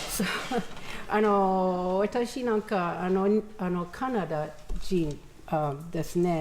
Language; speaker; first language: Japanese; non-native, learner; English